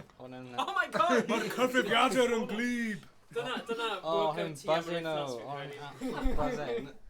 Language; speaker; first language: Welsh; non-native, local second language; English